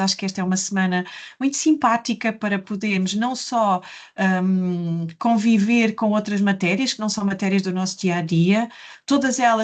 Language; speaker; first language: Portuguese; native; Portuguese